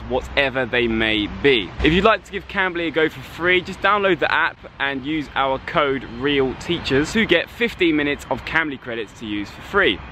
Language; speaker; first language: English; native; English